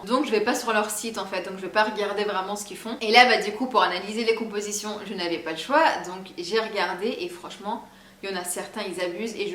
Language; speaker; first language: French; native; French